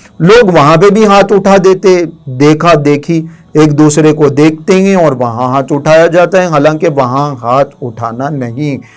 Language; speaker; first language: Urdu; native; Urdu